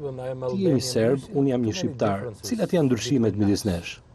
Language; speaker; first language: Albanian; native; Albanian